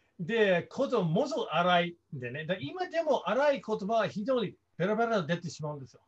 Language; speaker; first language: Japanese; non-native, fluent; English